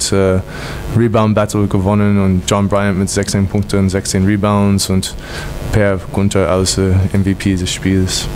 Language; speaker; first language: German; non-native, fluent; English